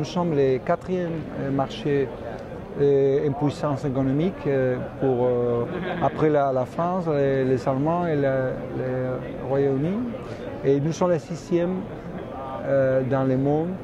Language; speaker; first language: French; non-native, fluent; Spanish